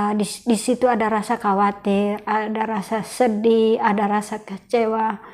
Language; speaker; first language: Indonesian; non-native, local second language; Tetum